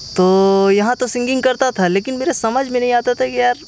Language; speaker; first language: Hindi; native; Hindi